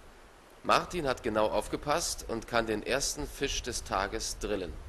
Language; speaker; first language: German; native; German